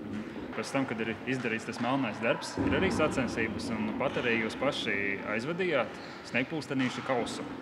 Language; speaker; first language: Latvian; native; Latvian